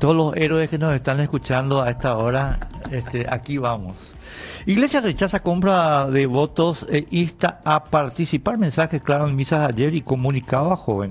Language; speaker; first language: Spanish; native; Spanish